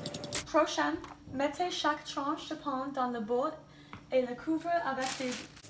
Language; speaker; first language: French; non-native, learner; English